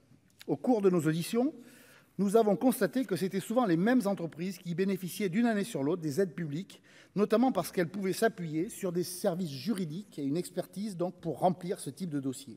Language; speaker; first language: French; native; French